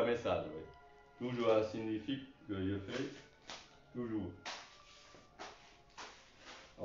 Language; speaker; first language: French; non-native, learner; Chinese